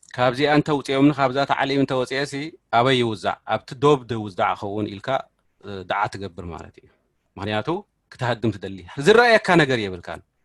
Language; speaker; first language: Tigrinya; native; Tigrinya